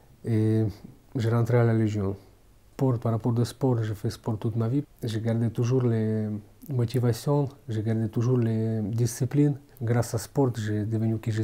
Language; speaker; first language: French; non-native, fluent; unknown